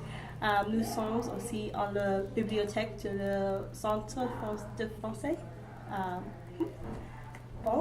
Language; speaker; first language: French; non-native, learner; English